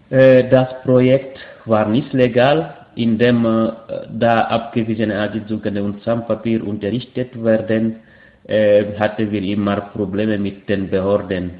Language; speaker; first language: German; non-native, fluent; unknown